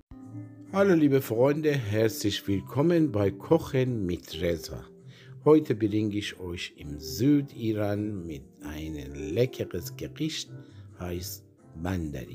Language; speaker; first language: German; non-native, learner; Persian